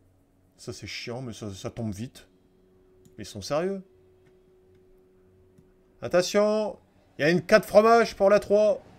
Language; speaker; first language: French; native; French